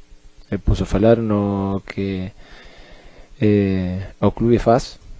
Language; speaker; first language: Portuguese; non-native, fluent; Spanish